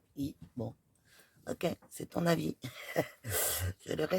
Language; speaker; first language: French; native; French